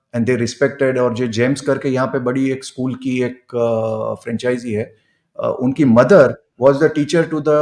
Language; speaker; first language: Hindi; non-native, local second language; Gujarati